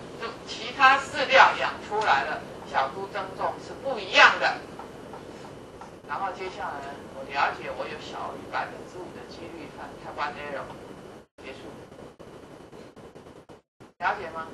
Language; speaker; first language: Chinese; native; Chinese